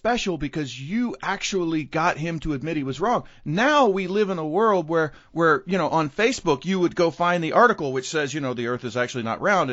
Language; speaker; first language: English; native; English